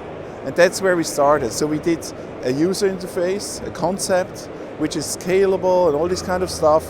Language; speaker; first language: English; non-native, fluent; German